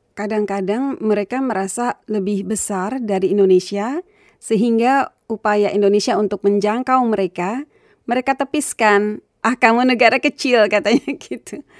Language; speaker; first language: Indonesian; native; Indonesian